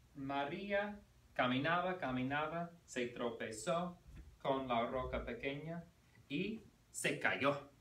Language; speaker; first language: Spanish; non-native, fluent; English